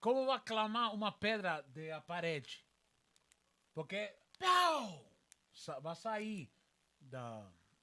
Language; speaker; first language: Portuguese; non-native, learner; Spanish